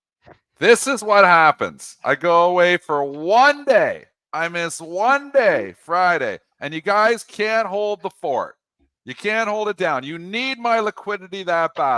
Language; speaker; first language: English; native; English